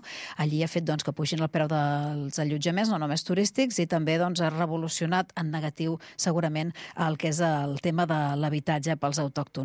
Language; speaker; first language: Catalan; native; Catalan